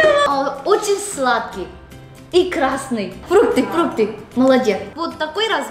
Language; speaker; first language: Russian; non-native, learner; Korean